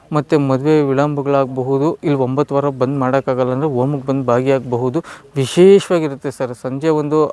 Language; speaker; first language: Kannada; native; Kannada